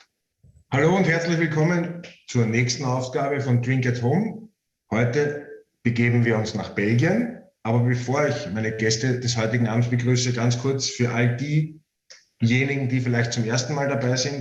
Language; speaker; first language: German; native; German